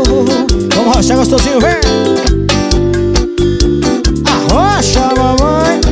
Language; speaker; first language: Portuguese; native; Portuguese